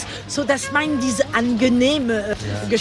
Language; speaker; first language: German; non-native, learner; French